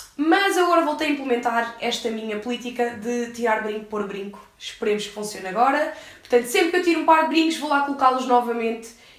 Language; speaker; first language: Portuguese; early bilingual, heritage; English